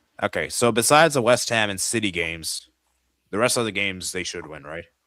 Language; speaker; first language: English; native; English